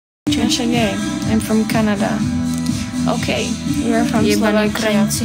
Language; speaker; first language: English; non-native, learner; Slovak